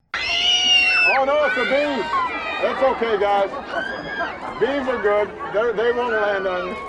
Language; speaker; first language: English; early bilingual, other home language; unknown